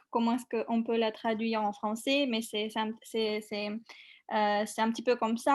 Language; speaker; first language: French; non-native, fluent; Macedonian